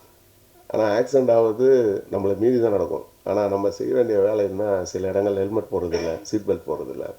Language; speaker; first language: Tamil; native; Tamil